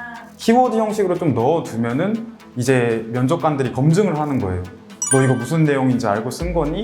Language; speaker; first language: Korean; native; Korean